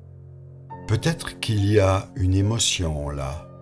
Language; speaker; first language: French; native; French